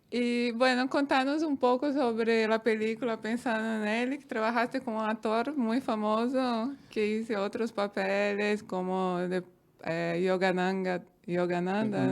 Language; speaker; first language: Spanish; non-native, fluent; Portuguese